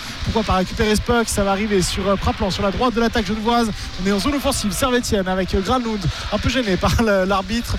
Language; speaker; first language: French; native; French